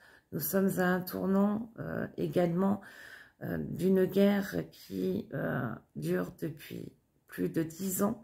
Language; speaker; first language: French; native; French